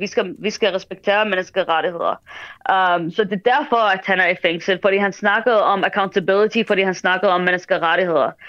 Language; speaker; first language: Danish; early bilingual, other home language; Arabic